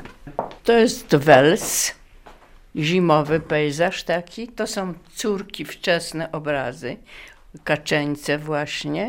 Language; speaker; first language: Polish; native; Polish